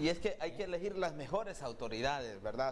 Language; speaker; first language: Spanish; native; Spanish